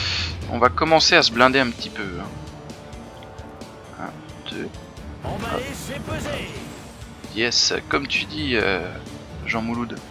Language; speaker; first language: French; native; French